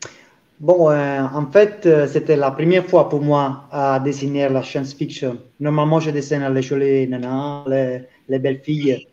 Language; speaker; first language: French; non-native, learner; Italian